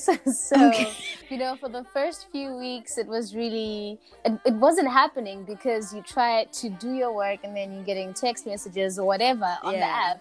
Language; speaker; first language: English; non-native, local second language; Zulu